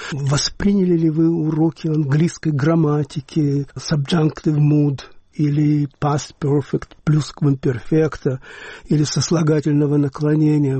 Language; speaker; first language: Russian; native; Russian